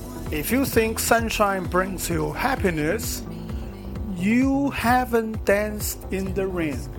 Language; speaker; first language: English; non-native, fluent; Chinese